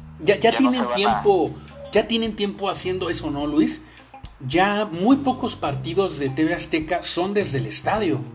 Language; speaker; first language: Spanish; native; Spanish